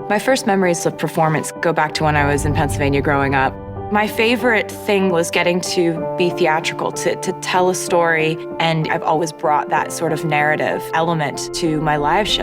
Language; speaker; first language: English; native; English